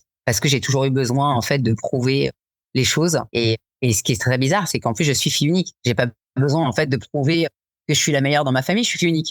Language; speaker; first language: French; native; French